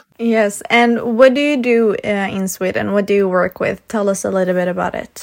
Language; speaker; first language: English; non-native, fluent; Swedish